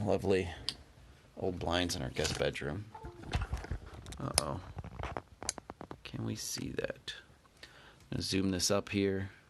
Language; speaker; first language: English; native; English